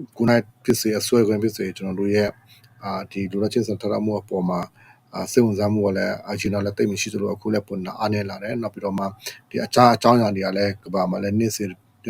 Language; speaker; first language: Burmese; non-native, local second language; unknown